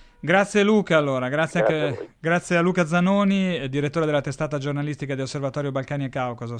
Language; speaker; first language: Italian; native; Italian